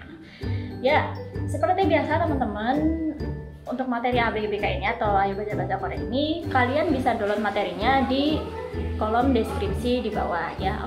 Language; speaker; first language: Indonesian; native; Indonesian